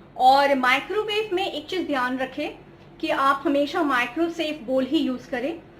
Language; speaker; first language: Hindi; non-native, local second language; Bangla